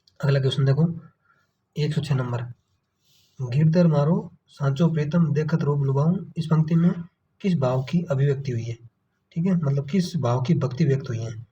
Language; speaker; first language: Hindi; native; Hindi